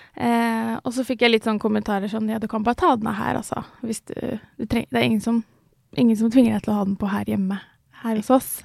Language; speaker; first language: Norwegian; native; Norwegian